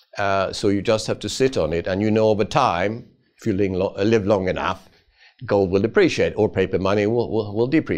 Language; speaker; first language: English; non-native, fluent; Swedish